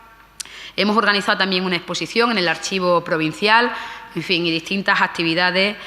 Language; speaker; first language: Spanish; native; Spanish